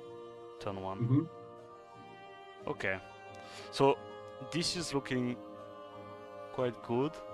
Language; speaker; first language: English; non-native, fluent; French